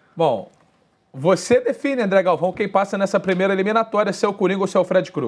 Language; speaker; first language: Portuguese; native; Portuguese